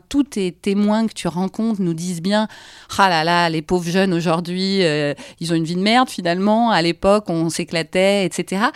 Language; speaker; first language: French; native; French